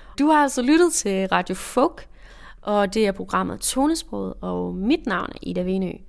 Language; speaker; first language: Danish; native; Danish